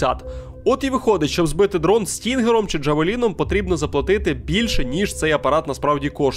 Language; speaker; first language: Ukrainian; native; Ukrainian